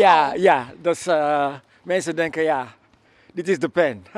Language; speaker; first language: Dutch; non-native, learner; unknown